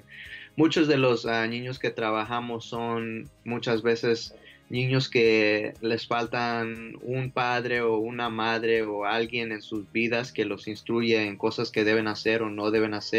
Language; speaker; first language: Spanish; early bilingual, heritage; Spanish